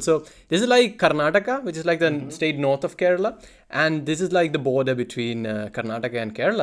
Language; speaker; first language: English; non-native, local second language; Malayalam